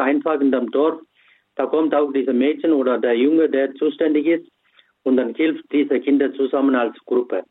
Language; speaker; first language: German; non-native, fluent; Tamil